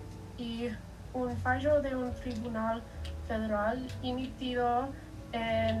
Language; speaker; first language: Spanish; non-native, learner; English